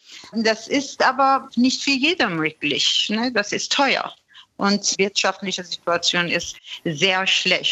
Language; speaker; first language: German; non-native, fluent; Persian